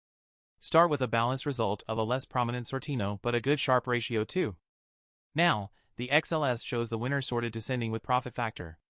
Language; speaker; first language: English; non-native, fluent; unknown